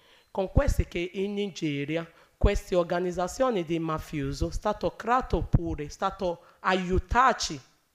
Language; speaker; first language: Italian; non-native, learner; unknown